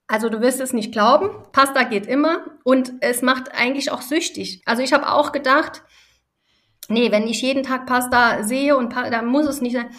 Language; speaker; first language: German; early bilingual, other home language; Italian